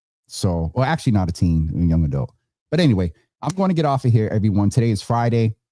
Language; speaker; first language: English; native; English